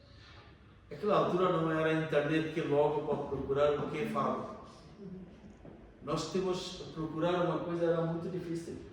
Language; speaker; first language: Portuguese; non-native, learner; Bangla